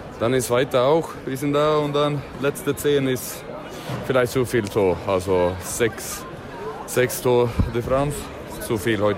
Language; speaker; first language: German; non-native, learner; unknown